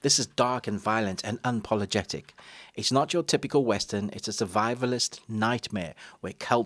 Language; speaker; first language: English; native; English